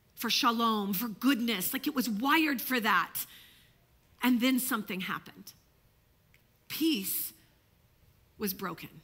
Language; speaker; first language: English; early bilingual, other home language; Italian